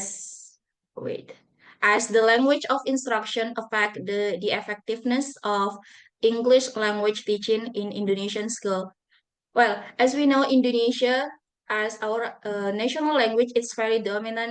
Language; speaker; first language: English; non-native, fluent; Buginese